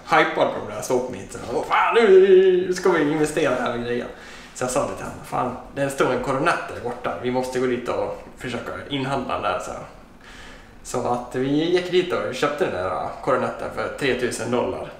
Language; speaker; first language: Swedish; native; Swedish